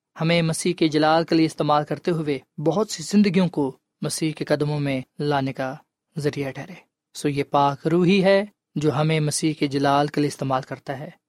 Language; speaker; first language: Urdu; non-native, local second language; Punjabi